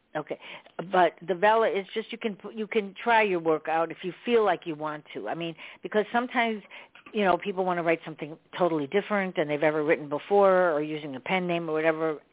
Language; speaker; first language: English; native; English